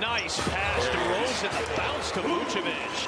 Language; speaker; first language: English; native; English